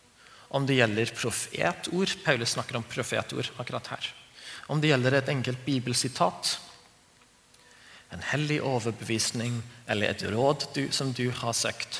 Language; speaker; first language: Norwegian; non-native, fluent; English